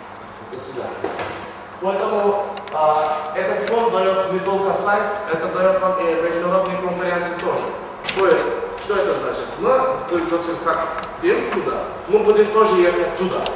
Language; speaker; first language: Russian; non-native, learner; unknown